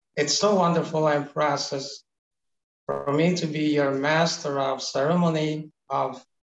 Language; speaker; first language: English; non-native, fluent; Indonesian